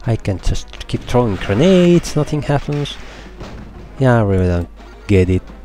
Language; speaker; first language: English; non-native, fluent; Finnish